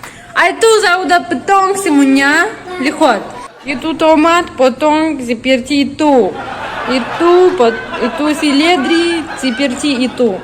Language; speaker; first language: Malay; non-native, learner; Russian